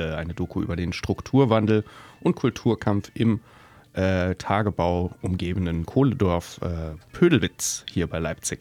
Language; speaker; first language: German; native; German